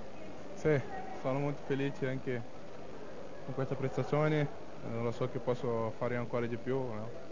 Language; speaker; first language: Italian; non-native, learner; Portuguese